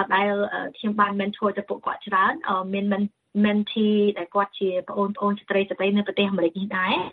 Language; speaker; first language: Khmer; early bilingual, heritage; Khmer